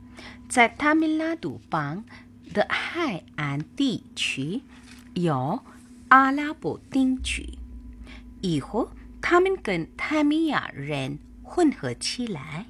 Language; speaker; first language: Chinese; non-native, fluent; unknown